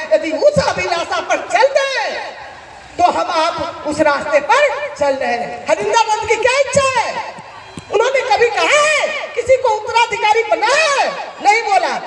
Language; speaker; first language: Hindi; native; Hindi